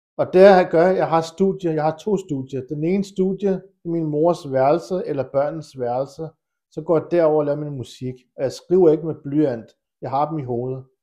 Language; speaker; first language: Danish; early bilingual, other home language; Kurdish